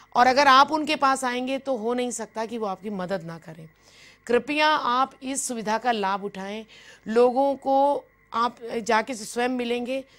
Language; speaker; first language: Hindi; native; Hindi